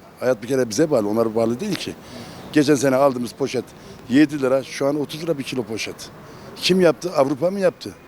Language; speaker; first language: Turkish; non-native, local second language; Kurdish